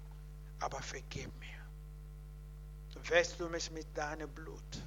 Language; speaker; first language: German; non-native, learner; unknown